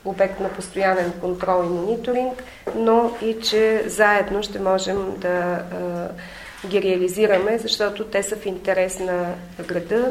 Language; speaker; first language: Bulgarian; native; Bulgarian